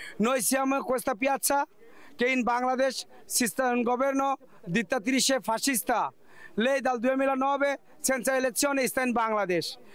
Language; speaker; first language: Italian; non-native, learner; Bangla